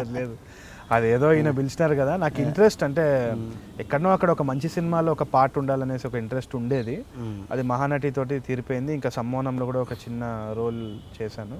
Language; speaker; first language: Telugu; native; Telugu